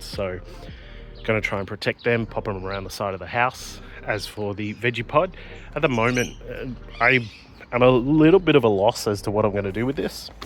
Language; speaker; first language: English; native; English